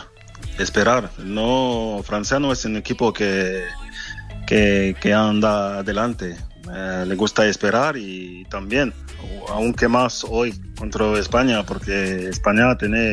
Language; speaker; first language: Spanish; non-native, fluent; French